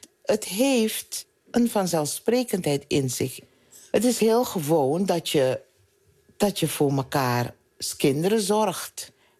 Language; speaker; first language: Dutch; non-native, local second language; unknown